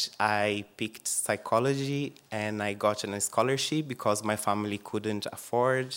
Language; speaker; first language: English; non-native, fluent; Portuguese